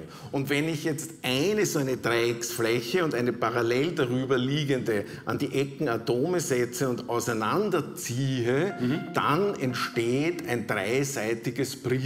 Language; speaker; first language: German; native; German